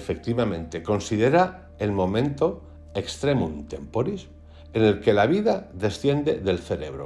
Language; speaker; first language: Spanish; native; Spanish